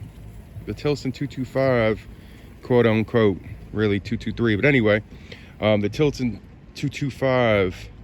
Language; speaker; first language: English; native; English